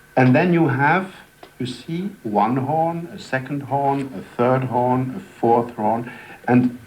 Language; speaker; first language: English; non-native, fluent; French